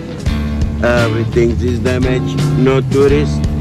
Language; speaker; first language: English; non-native, learner; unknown